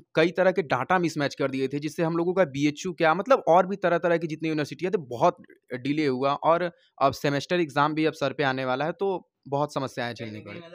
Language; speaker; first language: Hindi; native; Hindi